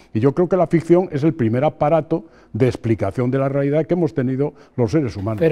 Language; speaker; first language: Spanish; native; Spanish